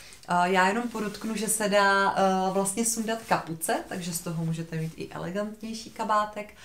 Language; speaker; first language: Czech; native; Czech